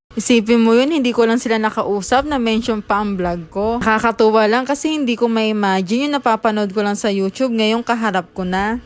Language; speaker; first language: Filipino; native; Filipino